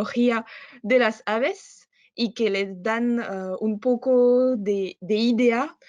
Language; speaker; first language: Spanish; non-native, fluent; French